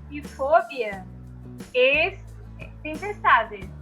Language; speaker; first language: Spanish; non-native, learner; Portuguese